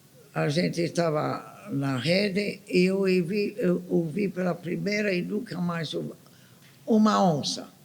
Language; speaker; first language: Portuguese; non-native, fluent; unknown